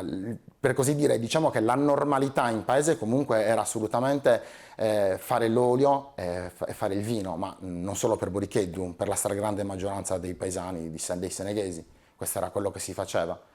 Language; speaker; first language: Italian; native; Italian